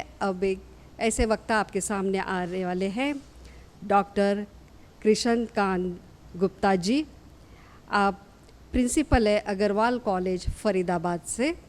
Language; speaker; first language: Hindi; native; Hindi